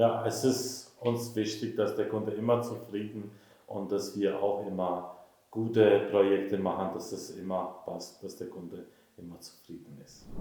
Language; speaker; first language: German; non-native, fluent; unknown